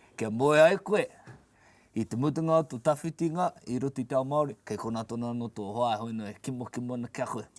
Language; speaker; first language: Māori; native; Māori